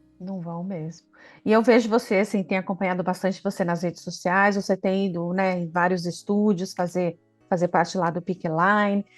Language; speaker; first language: Portuguese; native; Portuguese